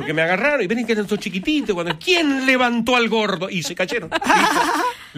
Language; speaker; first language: Spanish; native; Spanish